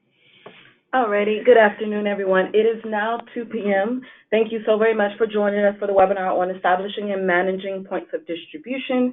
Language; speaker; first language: English; native; English